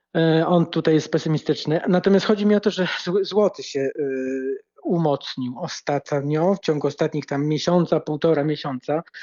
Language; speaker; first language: Polish; native; Polish